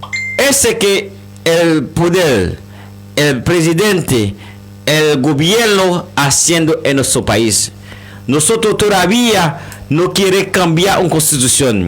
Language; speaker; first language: Spanish; non-native, learner; Haitian Creole